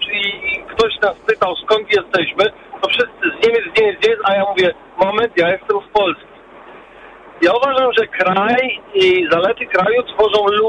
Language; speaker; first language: Polish; early bilingual, other home language; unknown